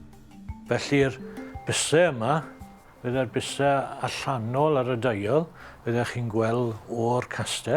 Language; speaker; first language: Welsh; native; Welsh